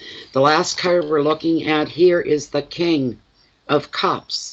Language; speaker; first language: English; native; English